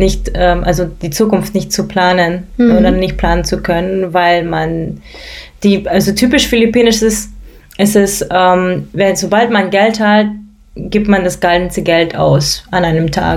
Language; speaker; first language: German; early bilingual, other home language; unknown